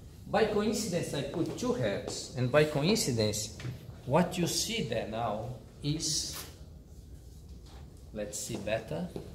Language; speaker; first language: English; non-native, fluent; Portuguese